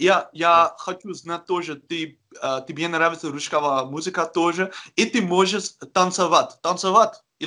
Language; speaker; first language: Russian; non-native, learner; Dutch